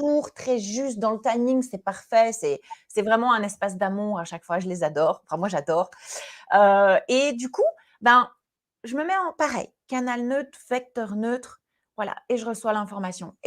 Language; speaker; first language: French; native; French